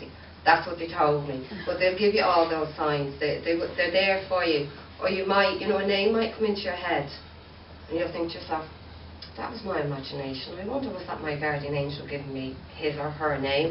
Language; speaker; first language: English; native; English